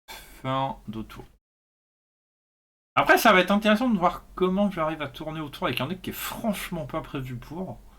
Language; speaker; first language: French; native; French